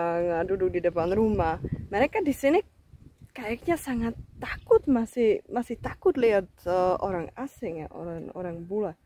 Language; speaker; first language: Indonesian; non-native, fluent; Czech